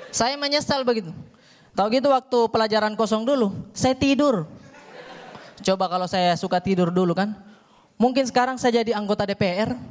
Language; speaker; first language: Indonesian; native; Indonesian